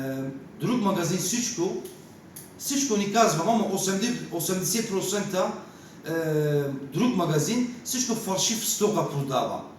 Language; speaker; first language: Bulgarian; non-native, learner; Turkish